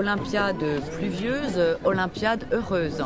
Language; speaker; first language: French; native; French